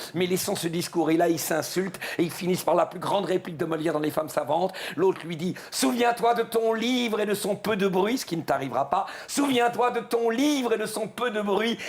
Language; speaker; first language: French; native; French